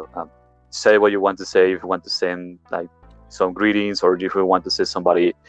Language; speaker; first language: English; non-native, learner; Spanish